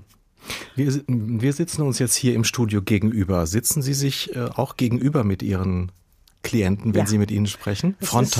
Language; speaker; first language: German; native; German